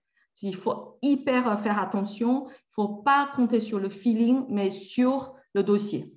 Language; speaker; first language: French; native; French